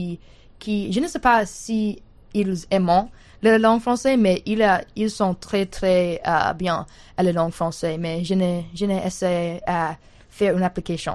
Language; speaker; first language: French; non-native, learner; English